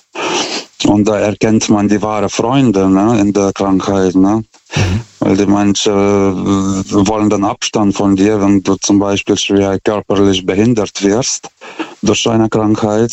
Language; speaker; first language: German; non-native, fluent; Lithuanian